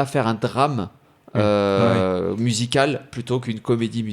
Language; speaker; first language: French; native; French